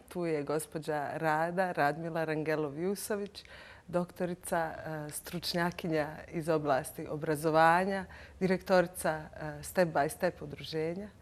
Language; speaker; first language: Bosnian; native; Bosnian